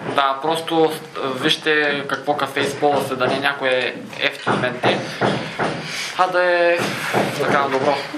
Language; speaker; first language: Bulgarian; native; Bulgarian